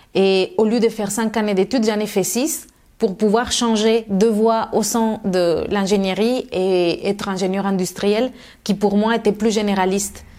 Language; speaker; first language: French; non-native, fluent; Spanish